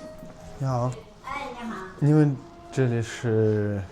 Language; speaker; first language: Chinese; non-native, fluent; Russian